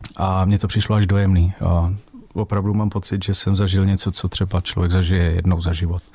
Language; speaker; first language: Czech; native; Czech